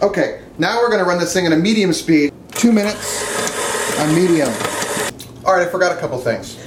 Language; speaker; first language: English; native; English